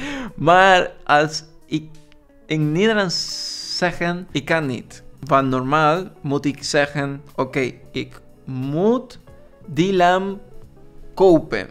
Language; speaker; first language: Dutch; non-native, learner; Spanish